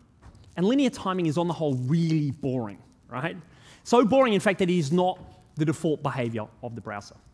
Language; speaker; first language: English; native; English